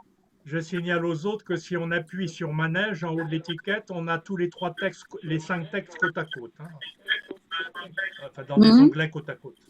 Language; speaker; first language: French; native; French